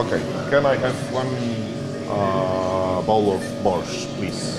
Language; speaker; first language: English; non-native, fluent; Polish